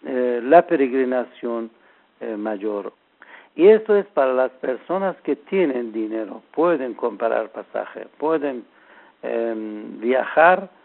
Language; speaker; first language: Spanish; non-native, learner; Persian